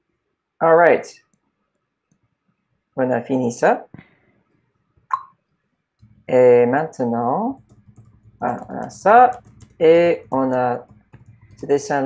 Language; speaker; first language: French; non-native, fluent; English